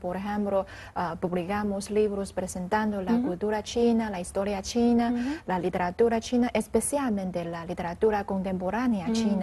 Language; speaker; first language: Spanish; non-native, learner; Chinese